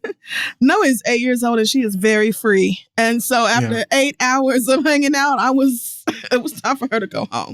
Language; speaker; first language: English; native; English